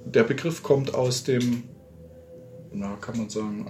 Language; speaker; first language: German; native; German